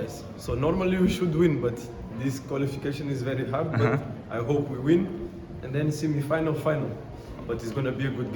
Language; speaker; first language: English; non-native, learner; Portuguese